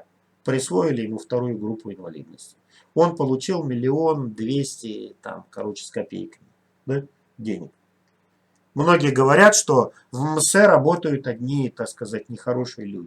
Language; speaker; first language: Russian; native; Russian